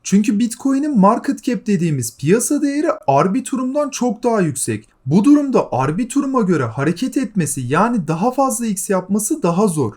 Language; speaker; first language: Turkish; native; Turkish